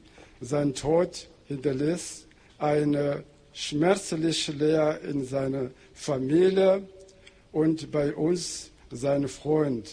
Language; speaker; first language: German; non-native, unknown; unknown